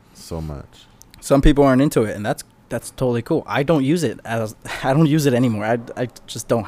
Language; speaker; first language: English; early bilingual, other home language; Spanish